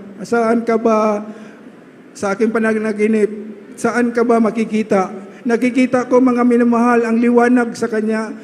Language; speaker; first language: Filipino; non-native, local second language; Cebuano